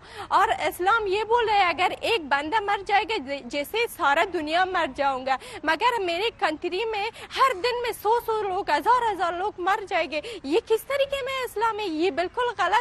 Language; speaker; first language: Hindi; non-native, fluent; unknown